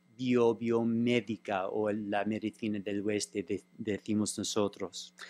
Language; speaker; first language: Spanish; non-native, fluent; English